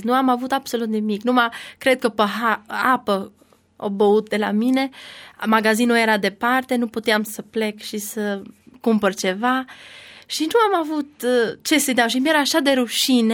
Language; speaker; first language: Romanian; non-native, learner; Albanian